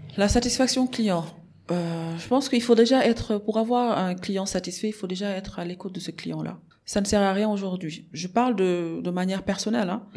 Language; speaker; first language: French; non-native, local second language; Wolof